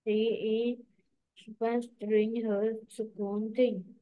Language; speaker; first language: English; non-native, learner; Vietnamese